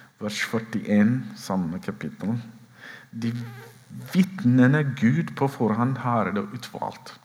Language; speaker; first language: Norwegian; non-native, fluent; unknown